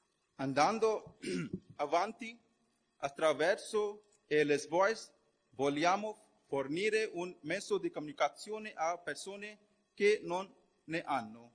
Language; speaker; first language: Italian; non-native, fluent; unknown